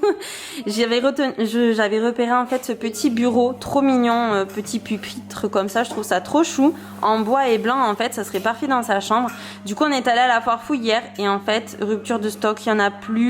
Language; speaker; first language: French; native; French